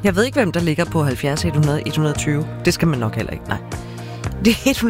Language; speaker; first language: Danish; native; Danish